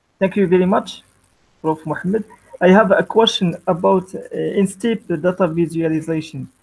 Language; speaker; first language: English; non-native, learner; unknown